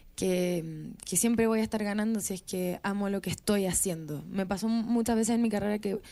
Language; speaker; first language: Spanish; native; Spanish